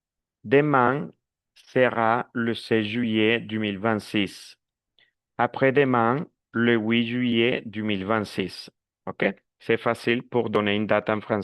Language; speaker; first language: French; non-native, fluent; Spanish